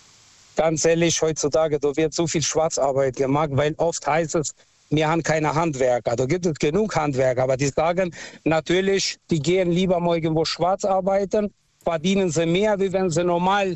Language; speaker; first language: German; non-native, local second language; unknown